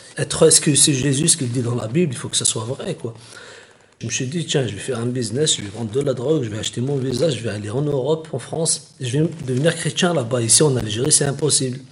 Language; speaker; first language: French; non-native, local second language; Kabyle